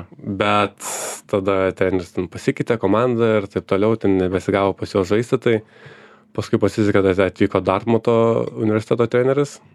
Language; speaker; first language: Lithuanian; native; Lithuanian